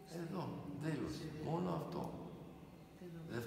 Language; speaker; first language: Greek; non-native, learner; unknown